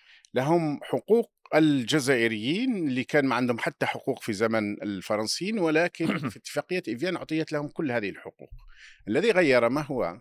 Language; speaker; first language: Arabic; native; Arabic